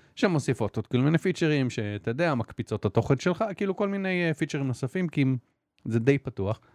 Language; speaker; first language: Hebrew; native; Hebrew